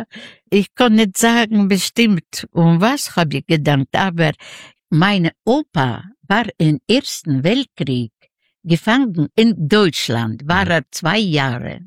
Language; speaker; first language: German; non-native, learner; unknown